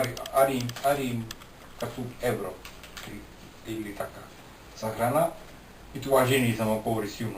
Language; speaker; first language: Bulgarian; non-native, learner; Finnish